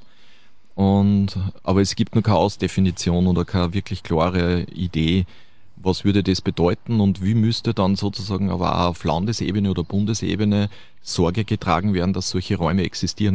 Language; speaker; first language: German; native; German